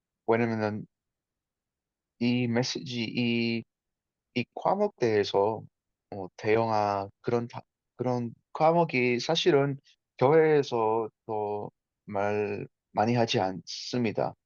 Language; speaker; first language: Korean; non-native, fluent; Spanish